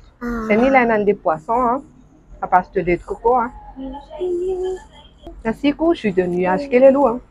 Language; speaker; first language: French; non-native, local second language; Malagasy